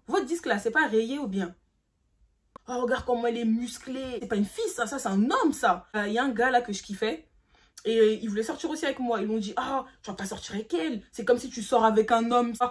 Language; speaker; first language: French; early bilingual, other home language; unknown